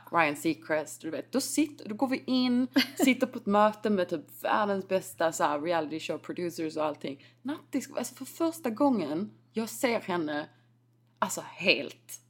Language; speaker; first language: Swedish; native; Swedish